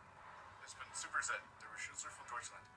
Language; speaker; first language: German; non-native, learner; English